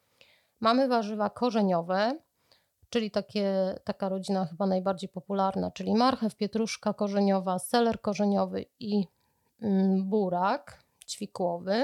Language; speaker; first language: Polish; native; Polish